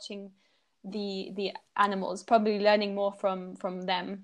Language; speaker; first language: English; native; English